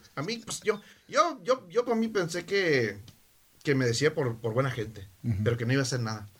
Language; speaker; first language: English; native; English